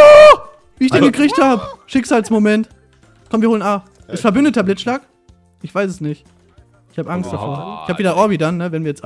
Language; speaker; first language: German; native; German